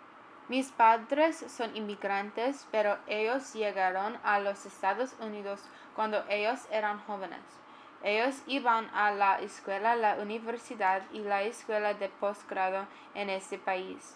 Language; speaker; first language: Spanish; non-native, learner; English